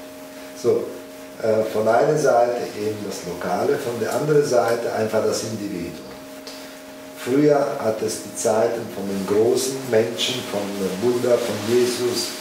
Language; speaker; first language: German; non-native, fluent; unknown